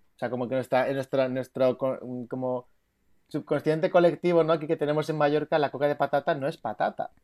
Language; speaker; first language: Spanish; native; Spanish